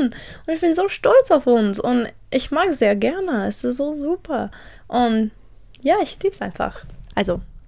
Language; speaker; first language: German; non-native, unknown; English